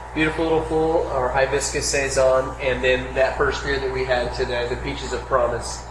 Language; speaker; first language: English; native; English